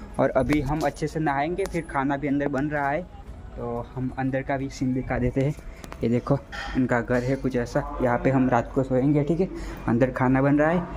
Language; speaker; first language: Hindi; non-native, local second language; Gujarati